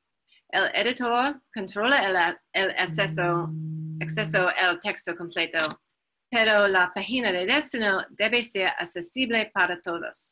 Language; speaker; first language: Spanish; non-native, fluent; English